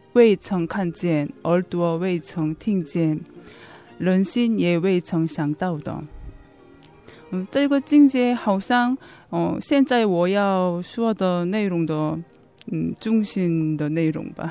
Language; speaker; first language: Chinese; non-native, fluent; Korean